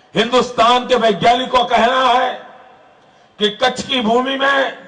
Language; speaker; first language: Hindi; non-native, local second language; Gujarati